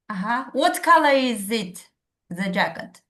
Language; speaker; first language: English; non-native, fluent; Kazakh